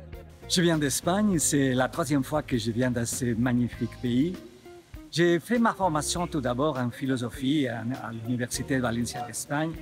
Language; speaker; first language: French; non-native, fluent; Spanish